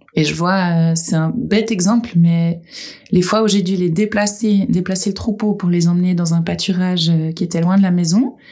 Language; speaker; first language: French; native; French